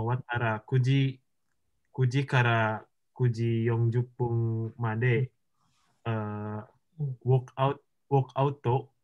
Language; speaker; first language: Japanese; non-native, learner; Indonesian